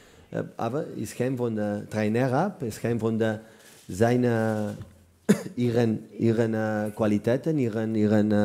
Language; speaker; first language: German; non-native, learner; Catalan